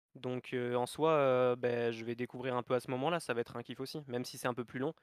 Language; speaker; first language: French; native; French